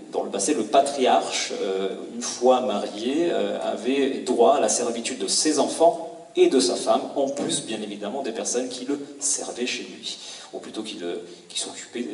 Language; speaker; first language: French; native; French